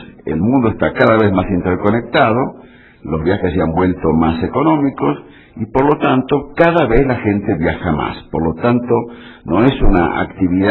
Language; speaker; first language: Spanish; native; Spanish